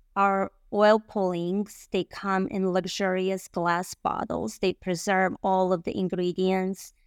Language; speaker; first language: English; non-native, fluent; Bosnian